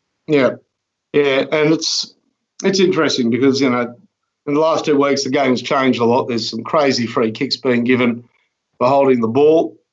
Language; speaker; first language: English; native; English